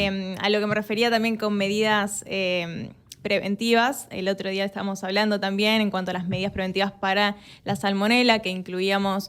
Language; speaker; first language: Spanish; native; Spanish